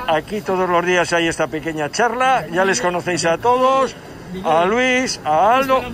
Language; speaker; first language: Spanish; native; Spanish